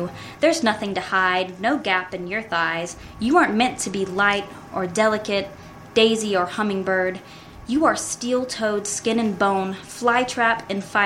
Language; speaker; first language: English; native; English